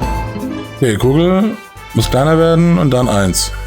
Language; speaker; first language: German; native; German